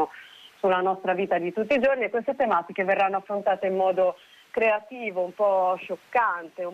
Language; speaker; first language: Italian; native; Italian